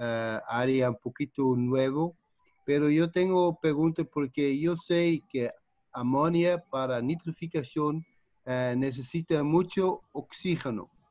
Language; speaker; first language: Spanish; non-native, fluent; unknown